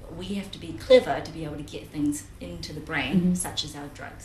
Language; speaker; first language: English; native; English